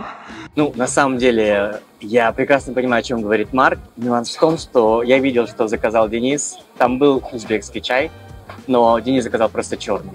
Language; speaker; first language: Russian; native; Russian